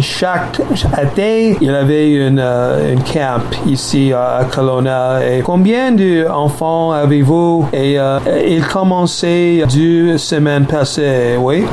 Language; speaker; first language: French; non-native, learner; English